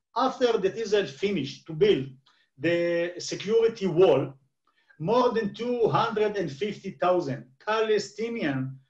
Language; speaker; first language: English; non-native, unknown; Hebrew